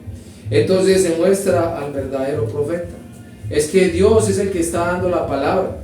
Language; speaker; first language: Spanish; native; Spanish